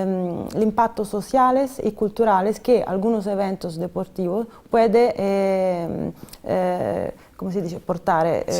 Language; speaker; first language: Spanish; non-native, fluent; Italian